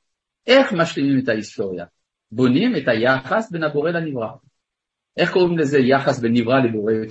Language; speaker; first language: Hebrew; non-native, fluent; French